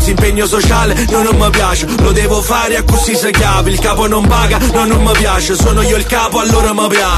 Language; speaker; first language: Italian; native; Italian